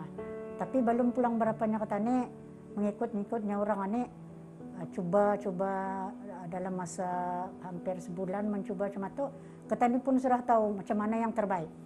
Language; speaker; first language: Malay; native; Malay